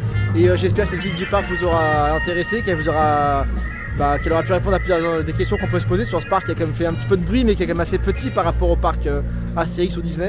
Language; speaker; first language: French; native; French